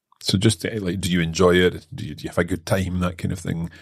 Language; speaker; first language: English; native; English